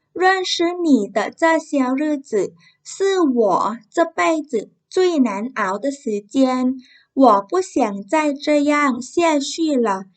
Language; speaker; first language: Chinese; non-native, fluent; Thai